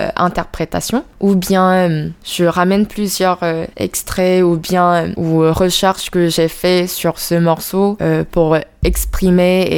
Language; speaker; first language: French; non-native, fluent; Korean